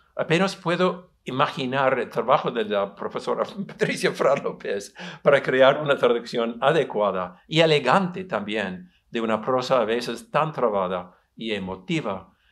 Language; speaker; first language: Spanish; non-native, fluent; English